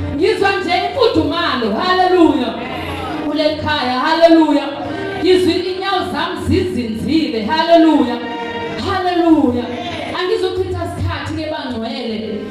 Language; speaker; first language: Zulu; native; Zulu